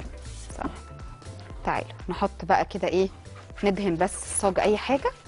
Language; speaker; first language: Arabic; native; Arabic